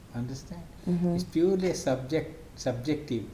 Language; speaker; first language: English; non-native, local second language; Kannada